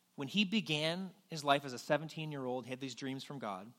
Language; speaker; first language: English; native; English